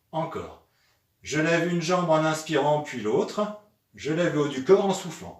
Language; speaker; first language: French; native; French